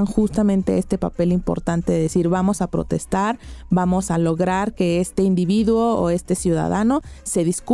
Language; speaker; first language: Spanish; native; Spanish